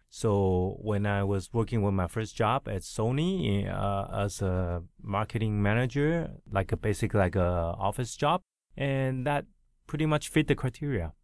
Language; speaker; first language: English; early bilingual, other home language; Chinese